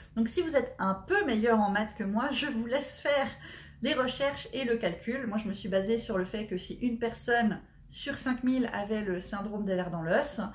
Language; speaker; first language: French; native; French